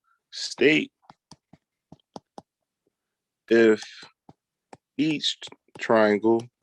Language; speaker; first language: English; native; English